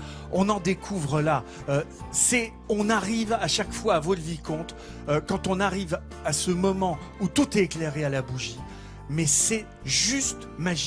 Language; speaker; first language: French; native; French